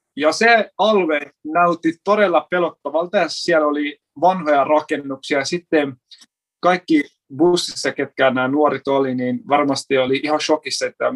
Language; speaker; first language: Finnish; non-native, fluent; Persian